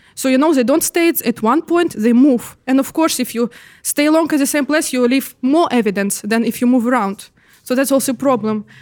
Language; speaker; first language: English; non-native, fluent; Russian